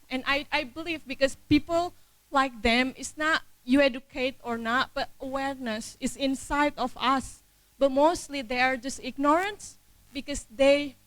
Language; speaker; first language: English; non-native, learner; Indonesian